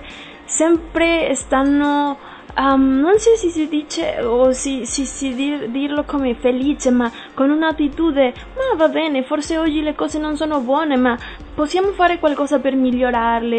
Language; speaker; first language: Italian; non-native, learner; Spanish